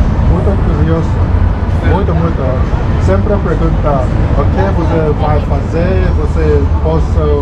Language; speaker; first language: Portuguese; non-native, learner; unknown